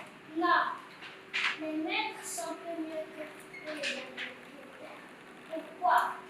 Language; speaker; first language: French; non-native, learner; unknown